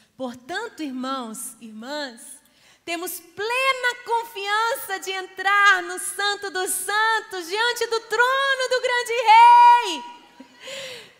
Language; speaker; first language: Portuguese; native; Portuguese